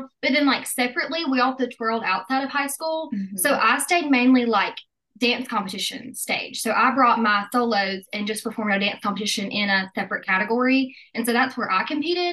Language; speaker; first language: English; native; English